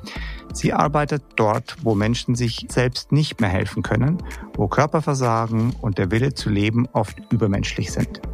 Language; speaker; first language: German; native; German